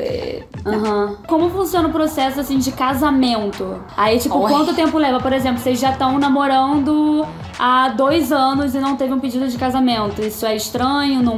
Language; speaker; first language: Portuguese; native; Portuguese